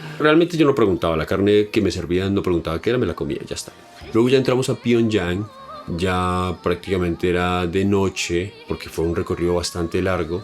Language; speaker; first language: Spanish; native; Spanish